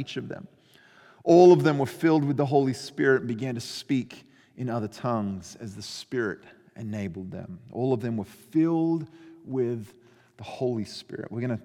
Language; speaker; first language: English; native; English